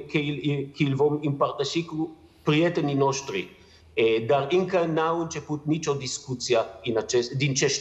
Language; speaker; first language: Romanian; non-native, learner; Hebrew